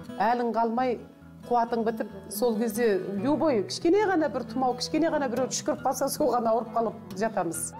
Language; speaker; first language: Kazakh; early bilingual, heritage; Kazakh